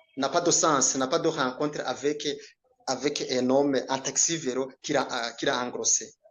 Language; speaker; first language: French; non-native, local second language; Rundi